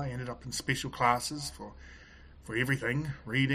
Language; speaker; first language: English; native; English